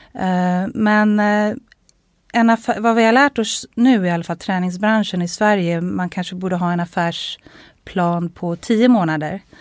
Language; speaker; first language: Swedish; native; Swedish